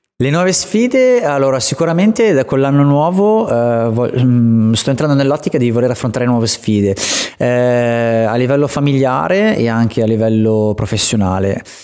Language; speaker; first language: Italian; native; Italian